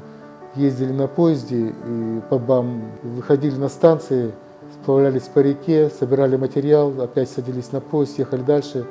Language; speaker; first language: Russian; native; Russian